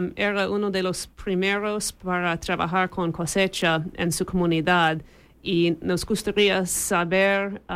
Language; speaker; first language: Spanish; non-native, fluent; English